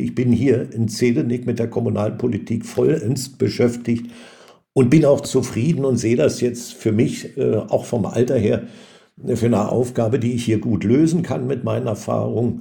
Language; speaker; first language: German; native; German